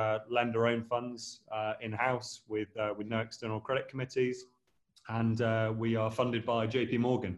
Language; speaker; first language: English; native; English